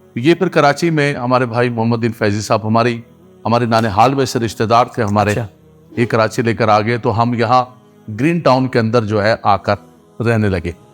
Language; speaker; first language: Urdu; non-native, local second language; Gujari